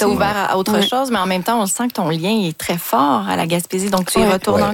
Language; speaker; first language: French; native; French